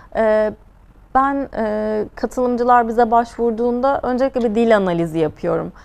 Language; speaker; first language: Turkish; native; Turkish